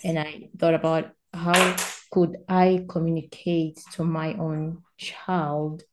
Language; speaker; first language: English; non-native, local second language; Swati